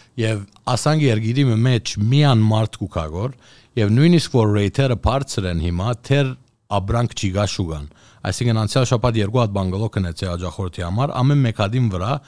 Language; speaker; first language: Armenian; early bilingual, heritage; Armenian